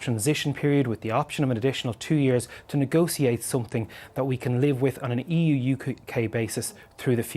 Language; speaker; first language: English; native; English